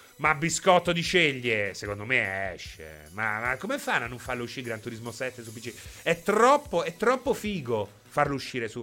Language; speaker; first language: Italian; native; Italian